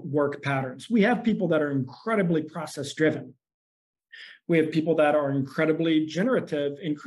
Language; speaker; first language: English; native; English